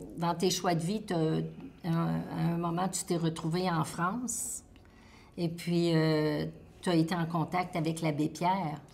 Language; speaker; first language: French; native; French